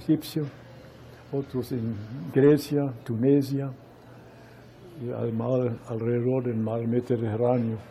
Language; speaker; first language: Spanish; non-native, fluent; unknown